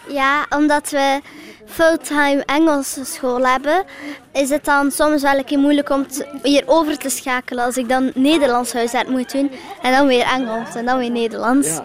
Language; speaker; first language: Dutch; early bilingual, heritage; Dutch